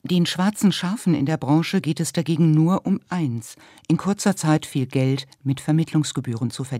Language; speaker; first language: German; native; German